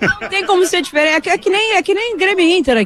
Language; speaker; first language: Portuguese; native; Portuguese